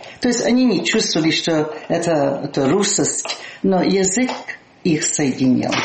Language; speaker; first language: Russian; early bilingual, heritage; Russian